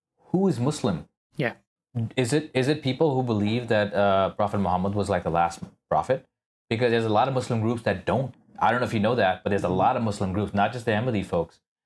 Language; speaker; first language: English; non-native, local second language; Urdu